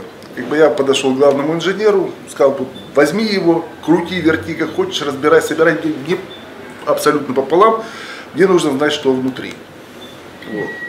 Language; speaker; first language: Russian; native; Russian